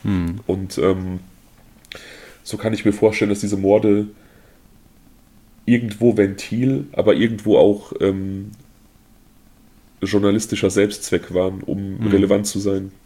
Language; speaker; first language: German; native; German